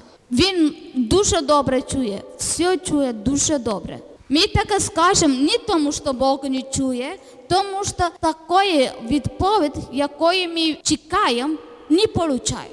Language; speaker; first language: Ukrainian; non-native, learner; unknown